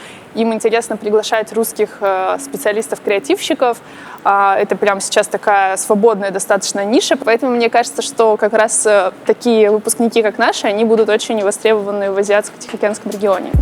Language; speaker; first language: Russian; native; Russian